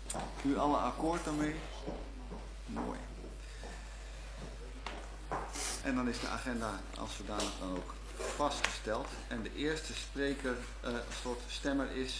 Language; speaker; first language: Dutch; native; Dutch